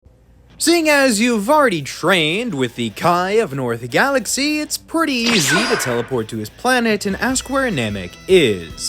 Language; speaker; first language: English; native; English